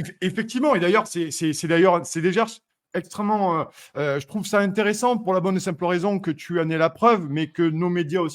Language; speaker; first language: French; native; French